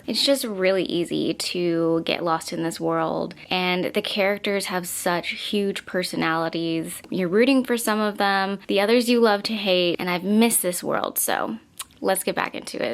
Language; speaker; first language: English; native; English